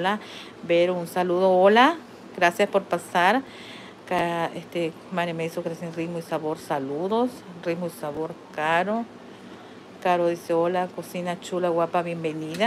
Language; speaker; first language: Spanish; native; Spanish